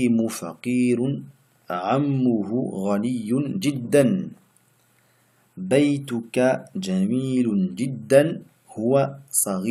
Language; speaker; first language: Arabic; non-native, fluent; French